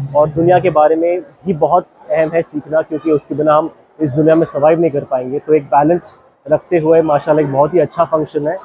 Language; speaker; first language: Urdu; native; Urdu